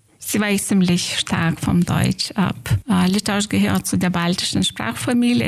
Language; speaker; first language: German; non-native, fluent; Lithuanian